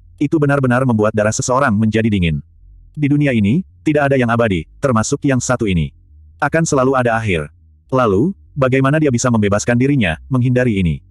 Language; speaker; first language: Indonesian; native; Indonesian